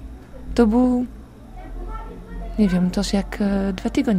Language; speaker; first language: Polish; non-native, learner; French